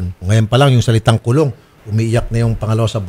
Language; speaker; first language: Filipino; native; Filipino